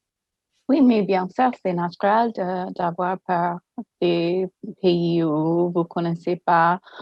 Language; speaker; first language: French; non-native, fluent; English